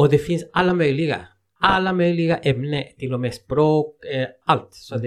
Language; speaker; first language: Swedish; non-native, fluent; Spanish